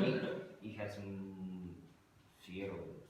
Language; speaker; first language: German; non-native, learner; English